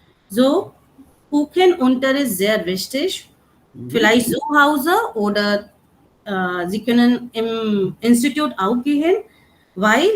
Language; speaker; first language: German; non-native, learner; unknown